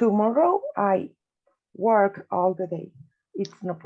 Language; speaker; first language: English; non-native, learner; Spanish